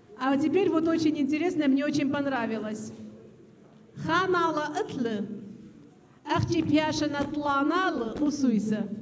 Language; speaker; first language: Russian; non-native, local second language; Assyrian Neo-Aramaic